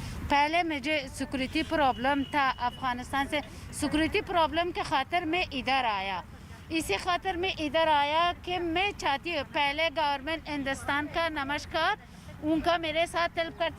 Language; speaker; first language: Hindi; non-native, learner; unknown